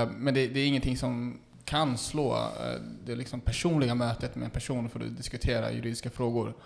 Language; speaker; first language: Swedish; native; Swedish